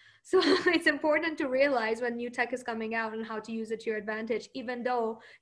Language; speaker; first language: English; early bilingual, other home language; Persian